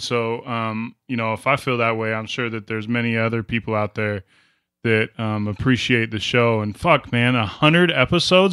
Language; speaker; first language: English; native; English